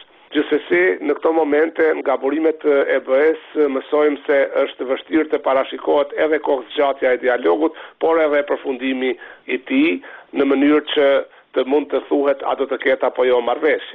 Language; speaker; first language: Albanian; native; Albanian